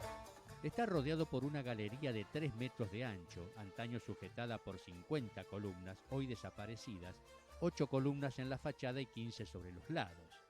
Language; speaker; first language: Spanish; native; Spanish